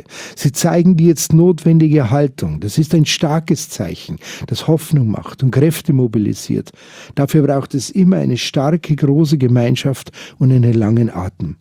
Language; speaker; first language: German; native; German